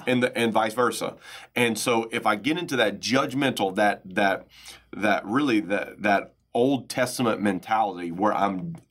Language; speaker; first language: English; native; English